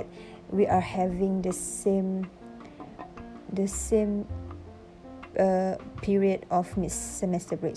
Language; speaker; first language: English; non-native, local second language; Malay